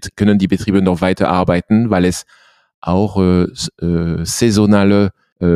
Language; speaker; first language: German; non-native, fluent; French